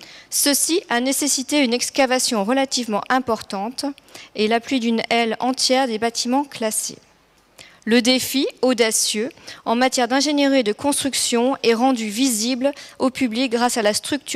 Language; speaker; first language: French; native; French